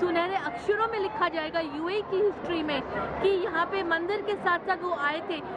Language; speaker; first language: Hindi; early bilingual, heritage; Hindi